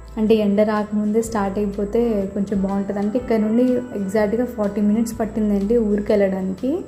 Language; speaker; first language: Telugu; native; Telugu